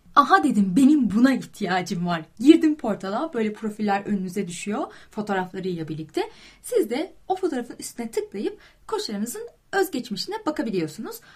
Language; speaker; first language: Turkish; native; Turkish